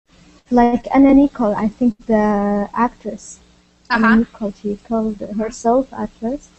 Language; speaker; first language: English; non-native, learner; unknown